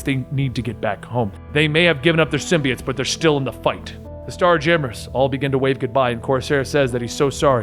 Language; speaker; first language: English; native; English